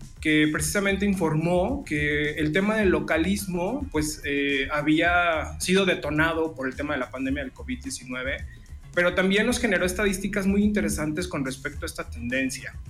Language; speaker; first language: Spanish; native; Spanish